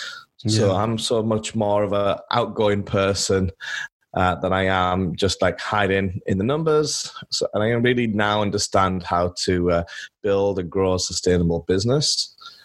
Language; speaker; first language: English; native; English